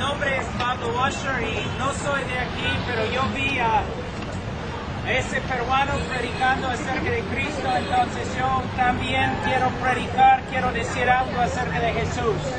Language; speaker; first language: Spanish; non-native, fluent; English